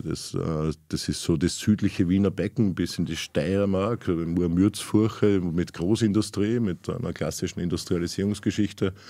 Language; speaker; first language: German; native; German